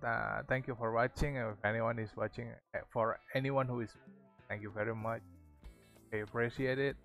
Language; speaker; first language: English; non-native, learner; Indonesian